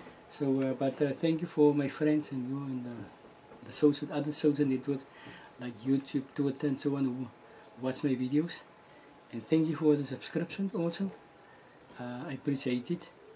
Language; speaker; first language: English; non-native, local second language; Afrikaans